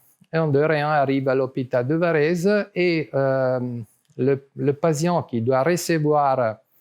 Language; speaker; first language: French; non-native, learner; Italian